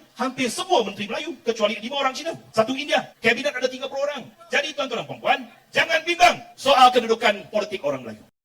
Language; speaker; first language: Malay; non-native, local second language; Chinese